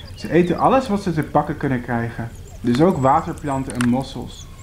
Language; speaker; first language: Dutch; native; Dutch